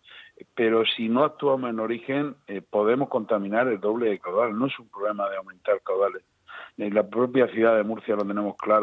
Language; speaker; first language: Spanish; native; Spanish